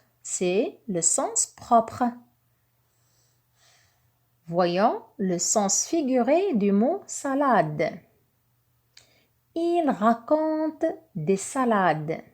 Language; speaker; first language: French; non-native, local second language; Arabic